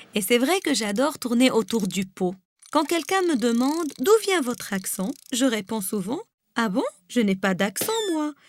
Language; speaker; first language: French; non-native, local second language; Arabic